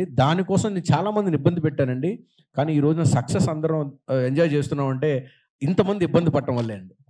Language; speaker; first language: Telugu; native; Telugu